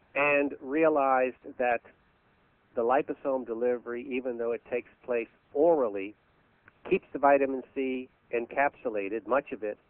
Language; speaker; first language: English; native; English